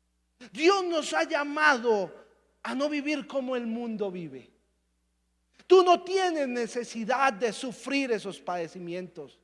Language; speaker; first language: Spanish; native; Spanish